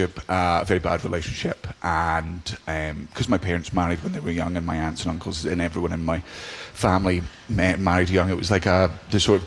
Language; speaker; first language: English; native; English